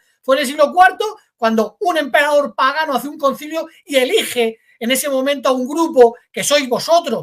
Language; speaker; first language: Spanish; native; Spanish